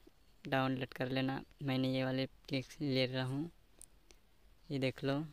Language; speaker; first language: Hindi; native; Hindi